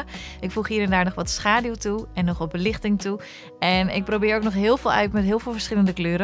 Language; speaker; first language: Dutch; native; Dutch